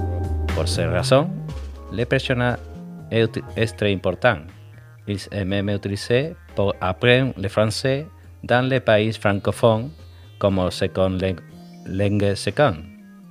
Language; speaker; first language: French; non-native, learner; Spanish